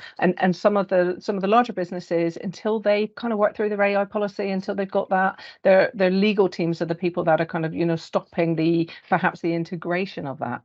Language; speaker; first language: English; native; English